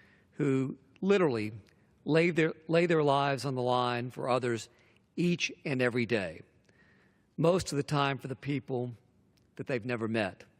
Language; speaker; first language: English; native; English